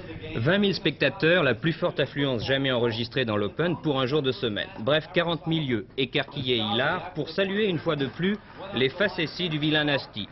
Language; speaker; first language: French; native; French